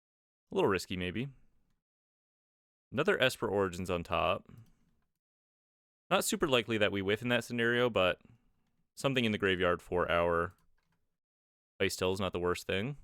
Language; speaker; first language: English; native; English